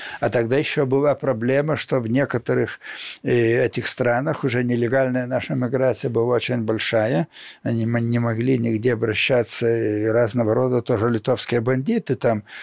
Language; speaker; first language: Russian; non-native, local second language; Lithuanian